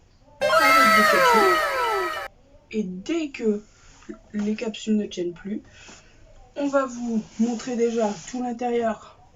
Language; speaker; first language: French; native; French